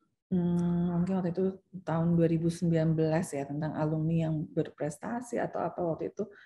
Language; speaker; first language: Indonesian; native; Indonesian